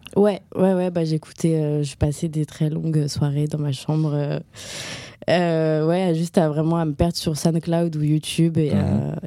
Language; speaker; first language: French; native; French